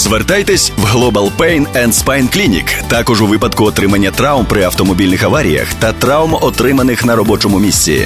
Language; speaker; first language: Ukrainian; native; Ukrainian